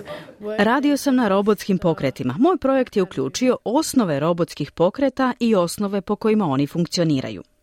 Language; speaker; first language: Serbian; native; Serbian